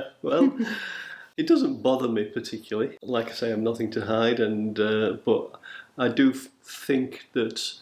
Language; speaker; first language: English; native; English